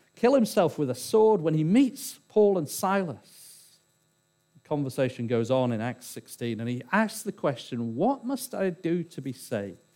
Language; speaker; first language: English; native; English